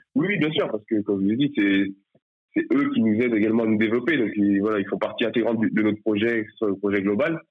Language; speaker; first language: French; native; French